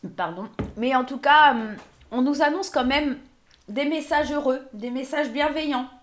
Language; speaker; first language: French; native; French